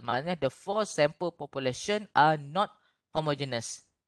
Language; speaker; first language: English; non-native, local second language; Malay